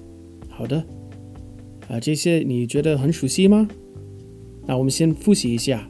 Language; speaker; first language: Chinese; non-native, fluent; English